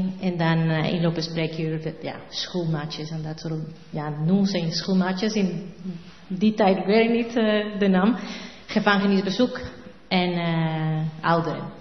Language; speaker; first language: Dutch; non-native, learner; Spanish